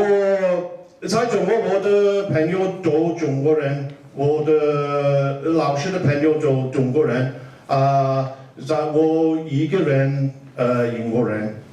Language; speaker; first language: Chinese; non-native, learner; English